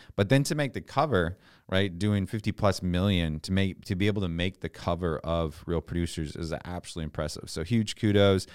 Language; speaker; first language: English; native; English